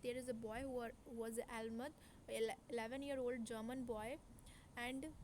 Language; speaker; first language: English; non-native, local second language; Hindi